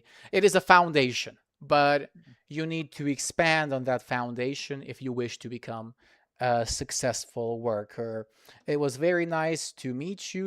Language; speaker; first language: English; non-native, fluent; Serbian